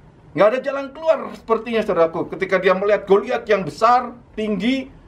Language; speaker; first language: Indonesian; native; Indonesian